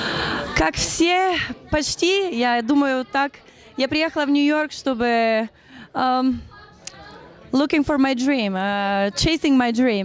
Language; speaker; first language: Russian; early bilingual, heritage; Russian